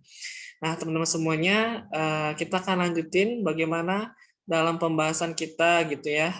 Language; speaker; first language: Indonesian; non-native, local second language; Minangkabau